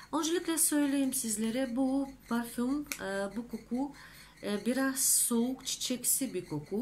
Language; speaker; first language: Turkish; non-native, fluent; Russian